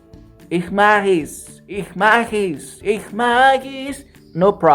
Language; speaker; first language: German; non-native, learner; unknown